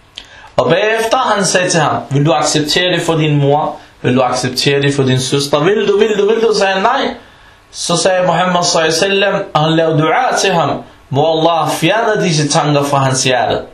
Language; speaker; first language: Danish; early bilingual, other home language; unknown